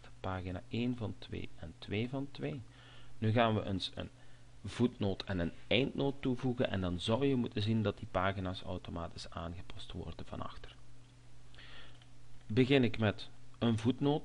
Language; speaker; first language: Dutch; native; Dutch